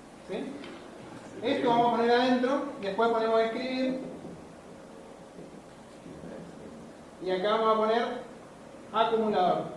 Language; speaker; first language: Spanish; native; Spanish